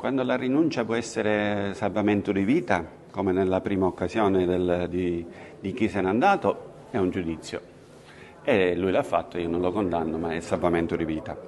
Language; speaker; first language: Italian; native; Italian